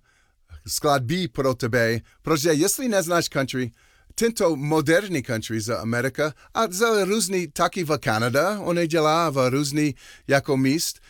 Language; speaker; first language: Czech; non-native, learner; English